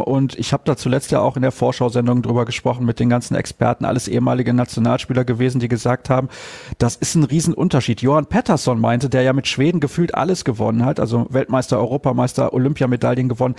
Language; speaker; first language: German; native; German